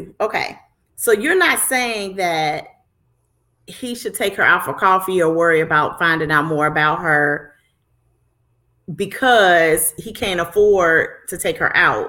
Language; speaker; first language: English; native; English